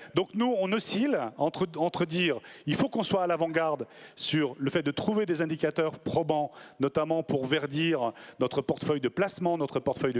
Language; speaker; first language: French; native; French